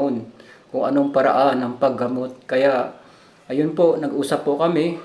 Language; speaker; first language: Filipino; native; Filipino